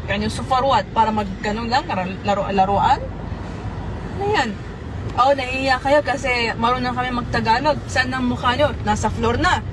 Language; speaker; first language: Filipino; early bilingual, heritage; Arabic